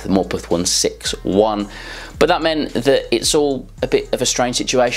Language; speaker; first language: English; native; English